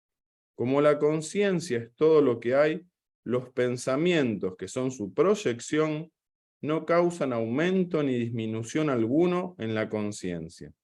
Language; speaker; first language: Spanish; native; Spanish